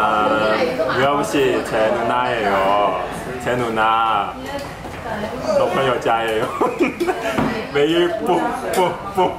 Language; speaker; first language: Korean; non-native, learner; Chinese